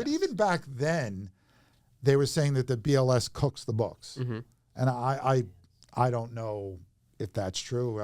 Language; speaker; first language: English; native; English